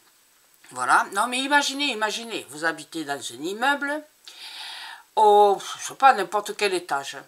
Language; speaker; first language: French; native; French